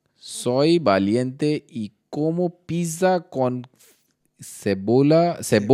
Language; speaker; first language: Spanish; non-native, learner; Hindi